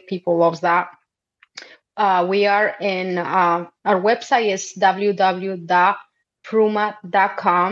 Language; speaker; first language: English; non-native, fluent; Quechua